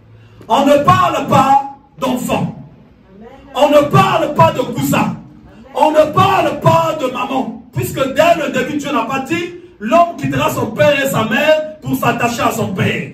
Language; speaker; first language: French; non-native, local second language; Lingala